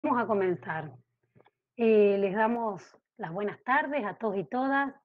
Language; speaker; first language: Spanish; native; Spanish